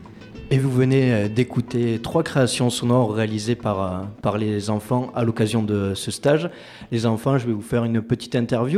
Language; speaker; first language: French; native; French